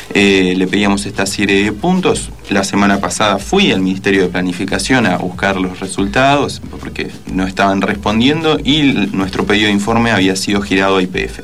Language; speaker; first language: Spanish; native; Spanish